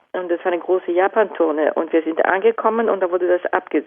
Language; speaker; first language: German; non-native, fluent; Japanese